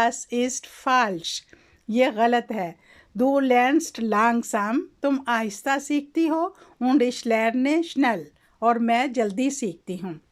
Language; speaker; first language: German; non-native, learner; Urdu